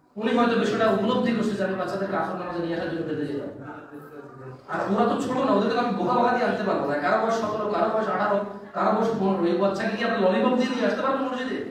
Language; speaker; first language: Bangla; native; Bangla